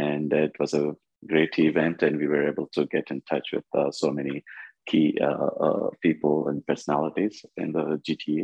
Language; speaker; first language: English; non-native, local second language; Tamil